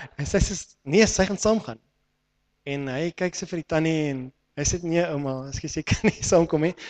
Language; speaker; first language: Afrikaans; native; Afrikaans